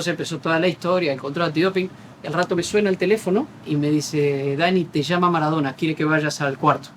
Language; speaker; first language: Spanish; native; Spanish